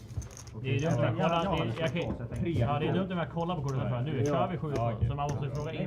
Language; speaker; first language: Swedish; native; Swedish